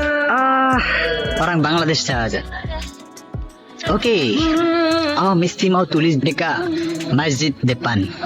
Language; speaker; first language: Malay; non-native, learner; Bangla